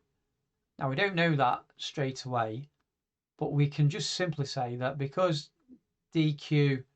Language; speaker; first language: English; native; English